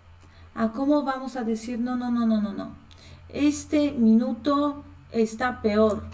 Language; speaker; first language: Spanish; non-native, fluent; Polish